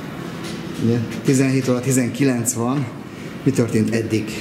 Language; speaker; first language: Hungarian; native; Hungarian